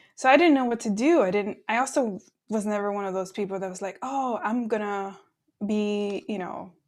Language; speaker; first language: English; early bilingual, other home language; Spanish